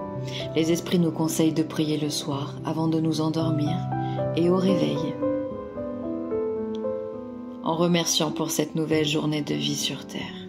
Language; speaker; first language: French; native; French